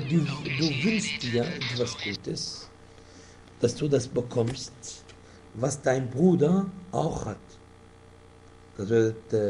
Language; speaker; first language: German; non-native, fluent; Arabic